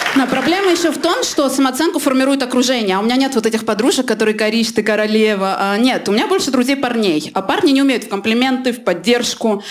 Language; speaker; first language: Russian; early bilingual, other home language; Armenian